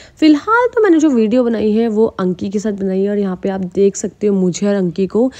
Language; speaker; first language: Hindi; native; Hindi